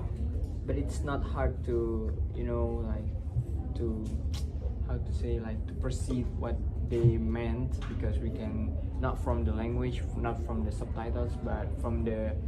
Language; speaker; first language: English; non-native, local second language; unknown